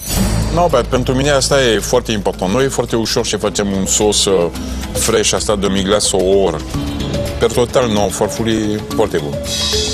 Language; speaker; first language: Romanian; non-native, learner; French